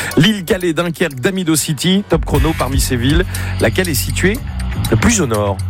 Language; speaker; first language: French; native; French